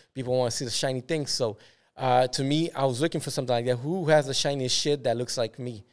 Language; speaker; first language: English; native; English